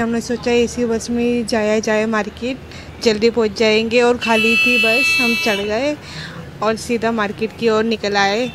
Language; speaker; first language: Hindi; native; Hindi